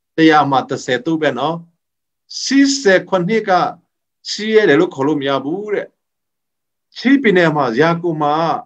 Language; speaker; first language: Burmese; non-native, local second language; Hakha Chin